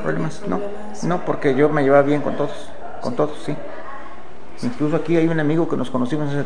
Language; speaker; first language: Spanish; native; Spanish